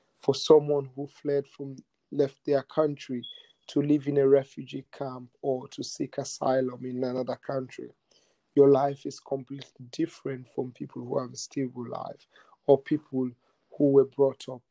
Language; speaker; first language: English; non-native, local second language; Mandingo